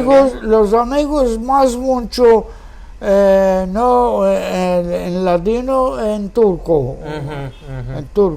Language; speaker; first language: Spanish; early bilingual, heritage; Ladino